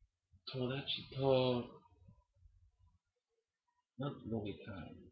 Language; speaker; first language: Japanese; non-native, learner; English